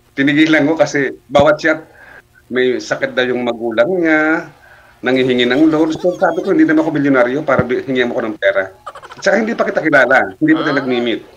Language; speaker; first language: Filipino; non-native, local second language; Waray